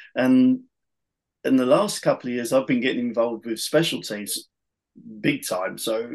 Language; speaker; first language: English; native; English